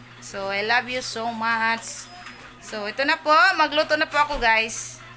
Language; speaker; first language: Filipino; non-native, local second language; Cebuano